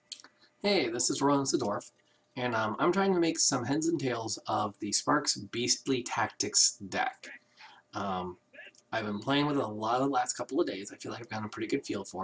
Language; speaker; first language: English; native; English